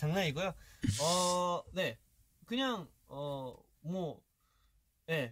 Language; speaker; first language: Korean; early bilingual, heritage; Korean